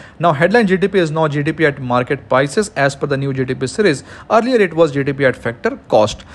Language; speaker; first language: English; non-native, local second language; Hindi